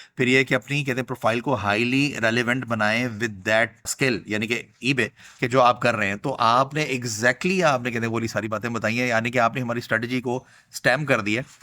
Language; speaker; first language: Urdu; native; Urdu